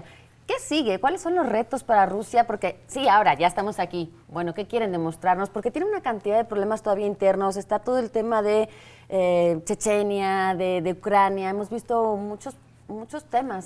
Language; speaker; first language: Spanish; native; Spanish